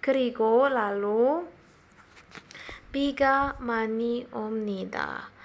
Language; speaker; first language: Korean; non-native, learner; Indonesian